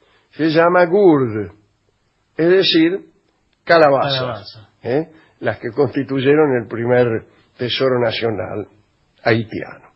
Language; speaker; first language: Spanish; native; Spanish